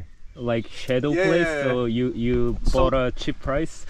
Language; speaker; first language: English; non-native, learner; Korean